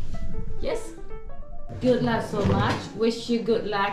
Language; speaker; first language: English; non-native, learner; Swedish